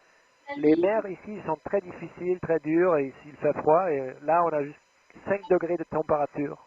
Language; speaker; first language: French; non-native, fluent; German